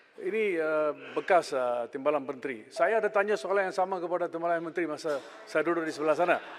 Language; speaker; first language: Malay; non-native, local second language; Tamil